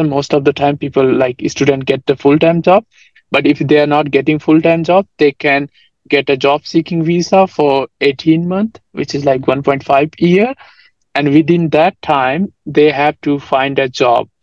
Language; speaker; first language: English; non-native, local second language; Nepali